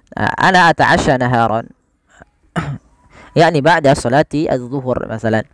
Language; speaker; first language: Arabic; non-native, fluent; Indonesian